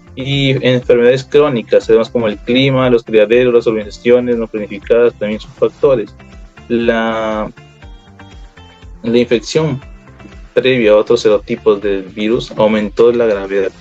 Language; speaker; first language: Spanish; native; Spanish